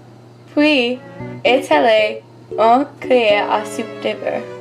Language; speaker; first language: French; non-native, learner; English